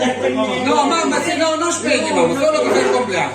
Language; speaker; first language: Italian; native; Italian